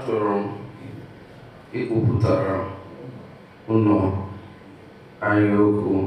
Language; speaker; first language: Igbo; non-native, learner; English